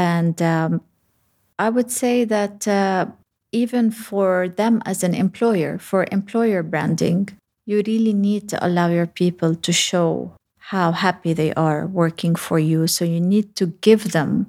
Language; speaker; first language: English; early bilingual, other home language; Arabic